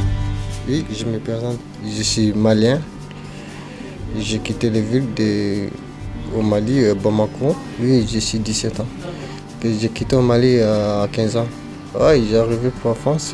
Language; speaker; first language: French; non-native, learner; Bambara